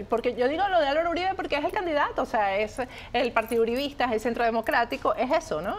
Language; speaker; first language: Spanish; native; Spanish